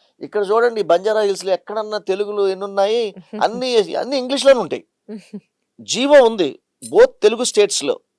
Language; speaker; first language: Telugu; native; Telugu